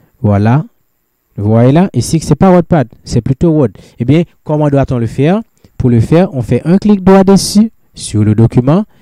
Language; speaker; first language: French; non-native, local second language; Haitian Creole